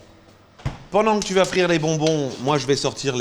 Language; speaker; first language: French; native; French